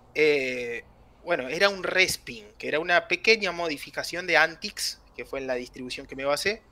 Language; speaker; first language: Spanish; native; Spanish